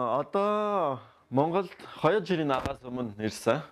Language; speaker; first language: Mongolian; non-native, learner; French